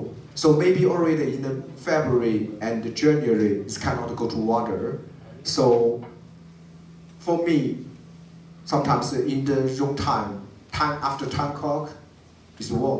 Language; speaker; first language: English; non-native, learner; Chinese